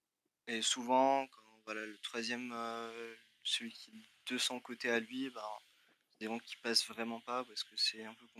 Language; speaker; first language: French; native; French